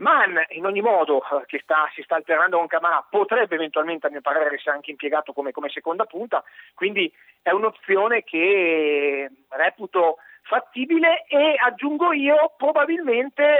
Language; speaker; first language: Italian; native; Italian